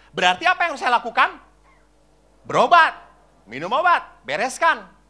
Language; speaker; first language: Indonesian; native; Indonesian